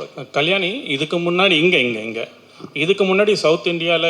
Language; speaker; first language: Tamil; native; Tamil